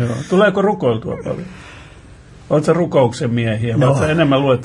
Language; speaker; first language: Finnish; native; Finnish